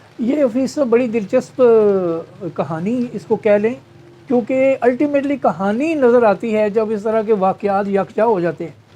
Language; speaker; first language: Urdu; non-native, local second language; Punjabi